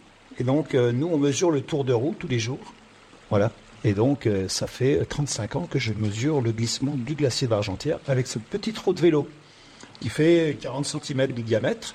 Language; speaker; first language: French; native; French